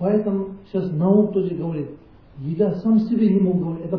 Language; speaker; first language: Russian; non-native, learner; Tibetan